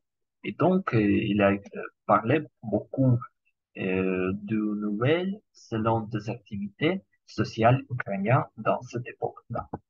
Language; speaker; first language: French; non-native, learner; Ukrainian